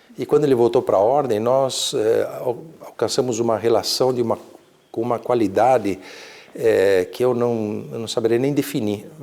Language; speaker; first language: Portuguese; early bilingual, other home language; Italian